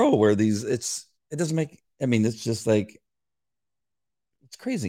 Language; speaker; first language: English; native; English